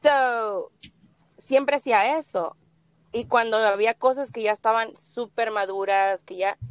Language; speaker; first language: Spanish; early bilingual, heritage; Spanish